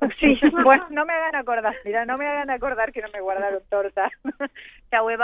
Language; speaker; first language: Spanish; native; Spanish